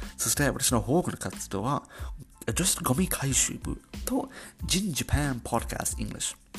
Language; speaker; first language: Japanese; non-native, learner; English